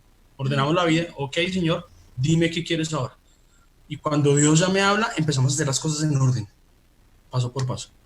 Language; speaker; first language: Spanish; native; Spanish